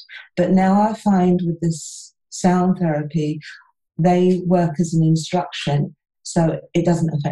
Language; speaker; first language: English; native; English